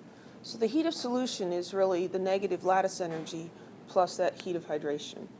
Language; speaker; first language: English; native; English